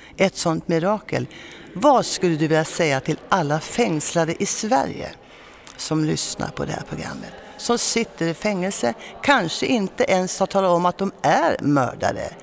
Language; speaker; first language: Swedish; native; Swedish